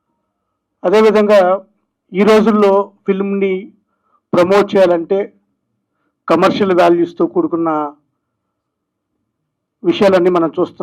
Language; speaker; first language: Telugu; native; Telugu